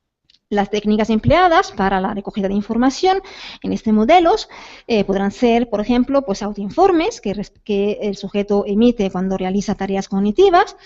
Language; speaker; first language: Spanish; native; Spanish